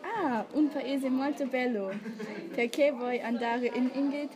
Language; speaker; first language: Italian; non-native, learner; German